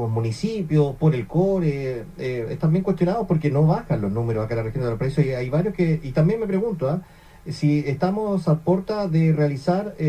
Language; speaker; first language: Spanish; native; Spanish